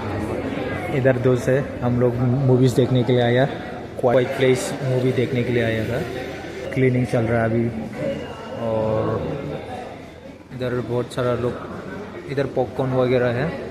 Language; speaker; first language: Hindi; non-native, local second language; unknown